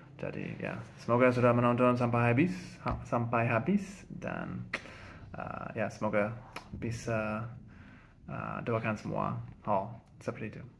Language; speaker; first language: Indonesian; non-native, fluent; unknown